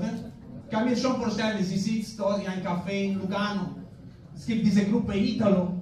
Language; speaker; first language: German; non-native, fluent; Spanish